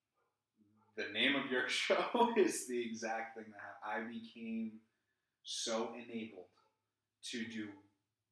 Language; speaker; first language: English; native; English